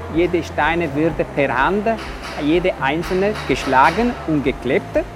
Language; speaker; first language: German; non-native, learner; Italian